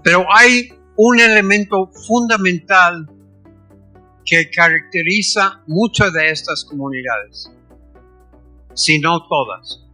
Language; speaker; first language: Spanish; non-native, fluent; English